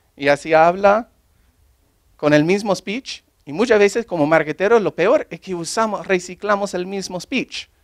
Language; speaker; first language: Spanish; non-native, fluent; English